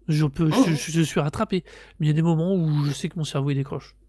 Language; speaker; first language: French; native; French